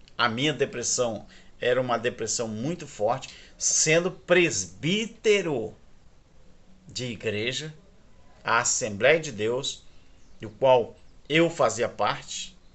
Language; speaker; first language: Portuguese; native; Portuguese